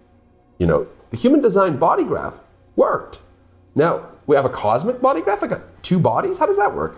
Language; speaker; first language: English; native; English